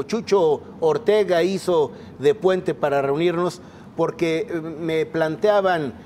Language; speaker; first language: Spanish; native; Spanish